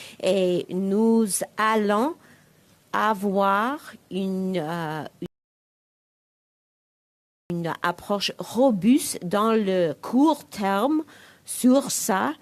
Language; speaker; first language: French; non-native, learner; English